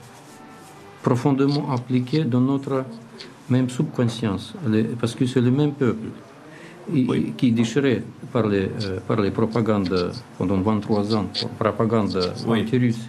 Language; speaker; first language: French; non-native, learner; Russian